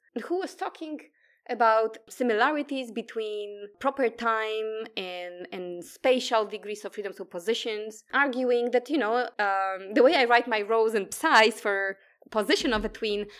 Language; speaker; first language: English; non-native, fluent; Polish